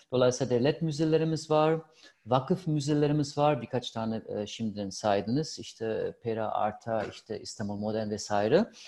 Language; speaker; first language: Turkish; non-native, fluent; German